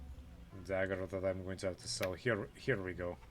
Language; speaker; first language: English; native; English